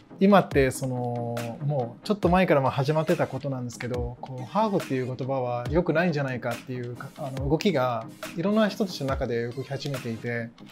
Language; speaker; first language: Japanese; early bilingual, other home language; English